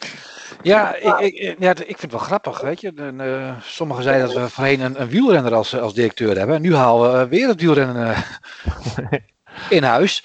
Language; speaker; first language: Dutch; native; Dutch